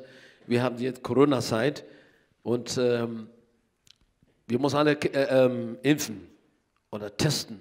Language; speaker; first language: German; non-native, learner; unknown